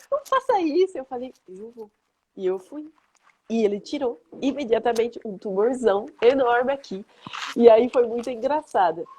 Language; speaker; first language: Portuguese; non-native, fluent; French